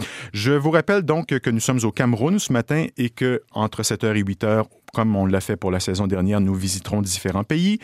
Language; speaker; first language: French; native; French